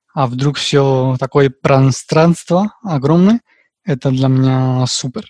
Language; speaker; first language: Russian; non-native, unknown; Spanish